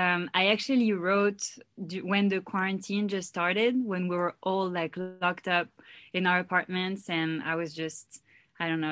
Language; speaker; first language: English; non-native, fluent; French